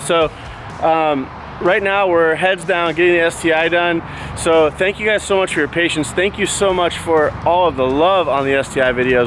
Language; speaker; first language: English; native; English